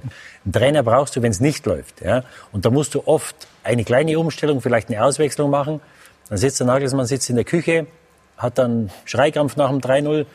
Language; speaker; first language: German; native; German